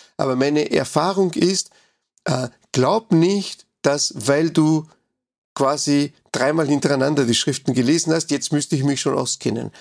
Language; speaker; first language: German; non-native, fluent; Spanish